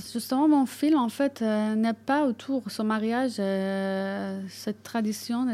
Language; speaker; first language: French; non-native, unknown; Persian